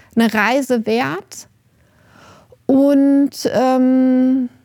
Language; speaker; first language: German; native; German